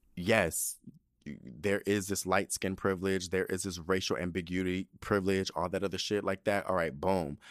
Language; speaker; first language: English; early bilingual, other home language; Spanish